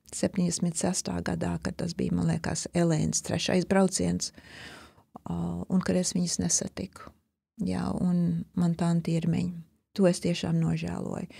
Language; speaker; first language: Latvian; early bilingual, heritage; Latvian